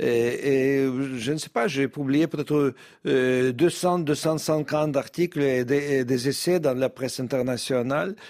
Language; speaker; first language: French; non-native, fluent; Russian